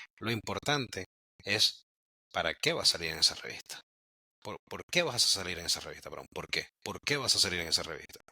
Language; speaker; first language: Spanish; native; Spanish